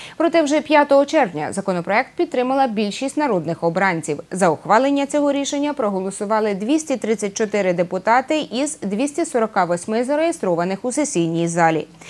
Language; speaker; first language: Ukrainian; native; Ukrainian